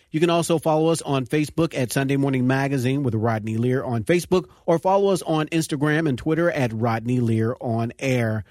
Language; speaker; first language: English; native; English